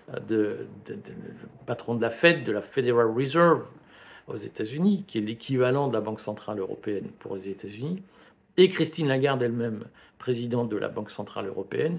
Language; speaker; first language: French; native; French